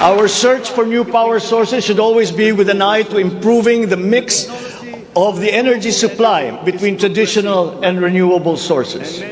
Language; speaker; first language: English; non-native, local second language; Filipino